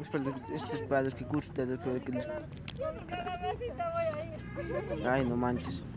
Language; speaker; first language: Spanish; native; Spanish